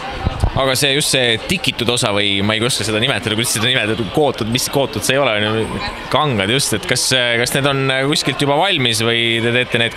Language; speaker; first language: Estonian; native; Estonian